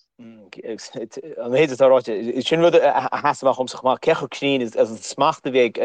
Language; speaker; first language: Irish; native; Irish